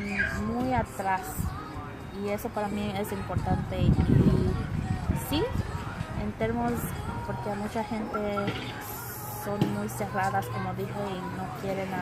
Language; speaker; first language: Spanish; early bilingual, other home language; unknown